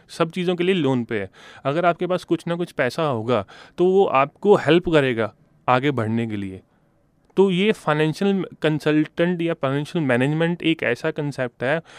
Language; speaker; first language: Hindi; non-native, local second language; Punjabi